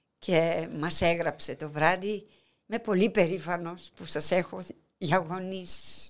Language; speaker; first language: Greek; non-native, fluent; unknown